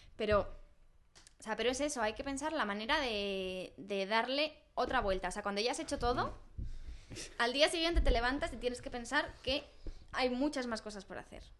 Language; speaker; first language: Spanish; native; Spanish